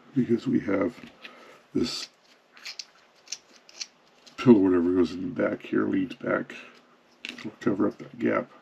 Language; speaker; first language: English; native; English